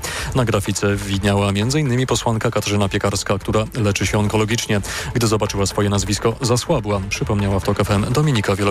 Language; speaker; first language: Polish; native; Polish